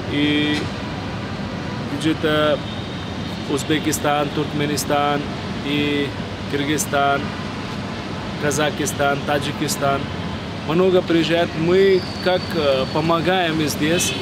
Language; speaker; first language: Russian; non-native, learner; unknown